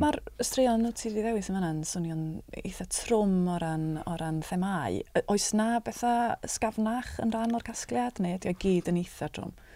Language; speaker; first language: Welsh; native; Welsh